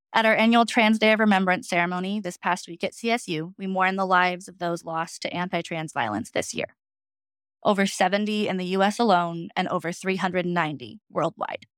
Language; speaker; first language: English; native; English